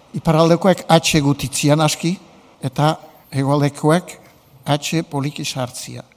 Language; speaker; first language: Basque; native; Basque